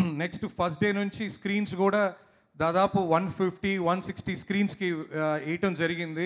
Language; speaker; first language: Telugu; native; Telugu